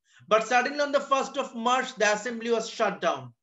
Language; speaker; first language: English; non-native, local second language; Bangla